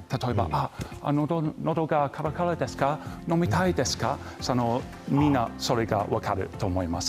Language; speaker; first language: Japanese; non-native, fluent; English